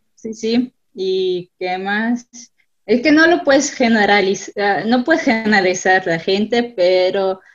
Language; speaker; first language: Spanish; non-native, fluent; German